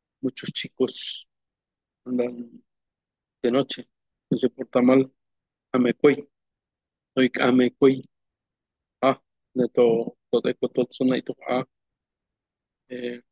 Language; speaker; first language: Spanish; non-native, local second language; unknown